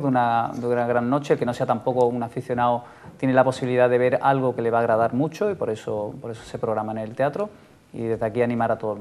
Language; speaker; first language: Spanish; native; Spanish